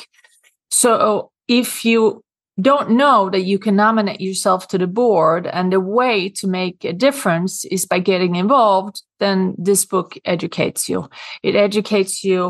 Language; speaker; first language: English; non-native, fluent; Swedish